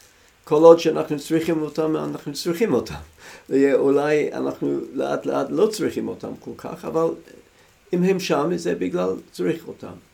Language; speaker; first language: Hebrew; non-native, fluent; English